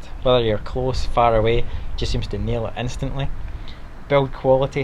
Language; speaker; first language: English; native; English